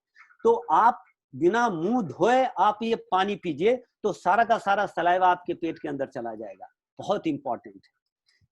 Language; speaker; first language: Hindi; native; Hindi